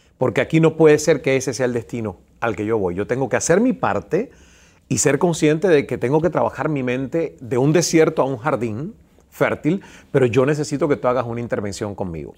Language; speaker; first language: Spanish; native; Spanish